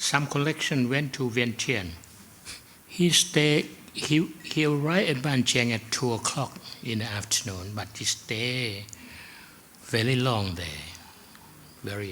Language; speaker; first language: English; non-native, fluent; Thai